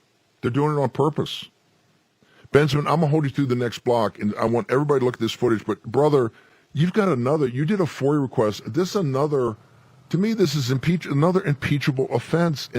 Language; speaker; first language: English; native; English